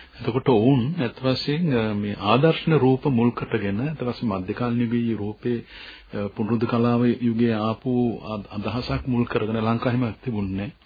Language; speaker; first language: Sinhala; native; Sinhala